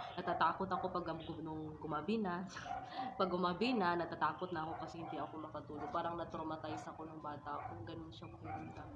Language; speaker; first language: Filipino; non-native, local second language; Cebuano